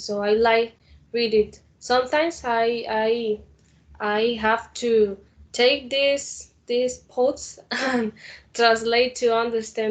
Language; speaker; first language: English; non-native, learner; Spanish